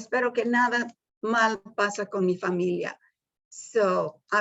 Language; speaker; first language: Spanish; early bilingual, heritage; Spanish